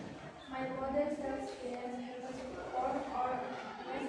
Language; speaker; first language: English; non-native, learner; Indonesian